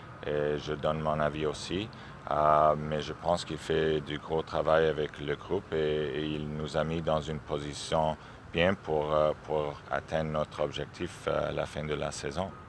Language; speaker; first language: French; non-native, local second language; English